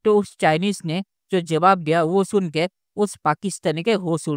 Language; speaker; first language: Hindi; native; Hindi